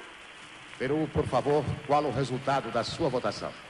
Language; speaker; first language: Portuguese; native; Portuguese